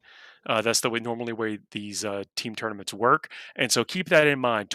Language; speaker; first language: English; native; English